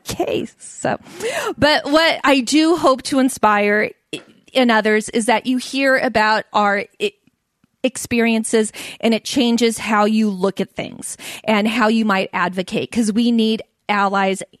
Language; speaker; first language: English; native; English